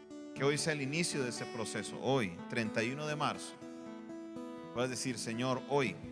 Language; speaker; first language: Spanish; native; Spanish